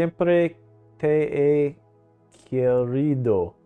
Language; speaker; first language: Spanish; non-native, learner; English